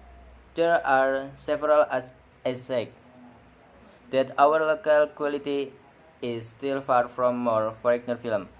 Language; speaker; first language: English; non-native, learner; Indonesian